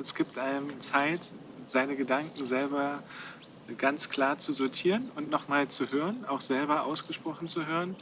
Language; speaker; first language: German; native; German